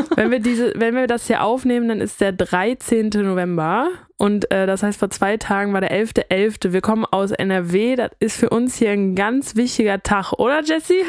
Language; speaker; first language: German; native; German